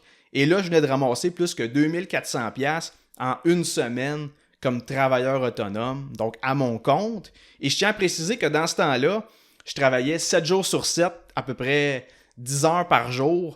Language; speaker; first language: French; native; French